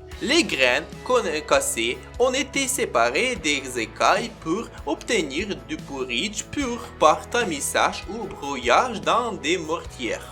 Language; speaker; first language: French; non-native, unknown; Ukrainian